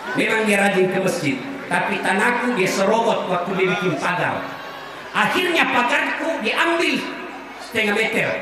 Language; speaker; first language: Indonesian; non-native, local second language; Buginese